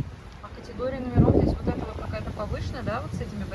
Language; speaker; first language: Russian; native; Russian